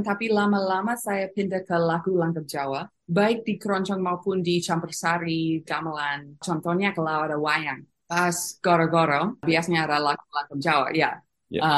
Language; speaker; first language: Indonesian; non-native, fluent; English